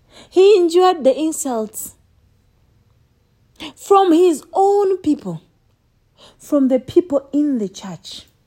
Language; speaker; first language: English; non-native, local second language; Swahili